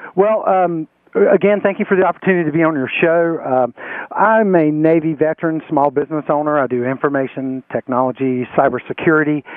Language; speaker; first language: English; native; English